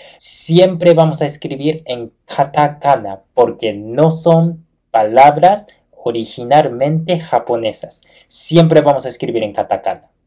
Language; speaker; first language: Spanish; non-native, fluent; Japanese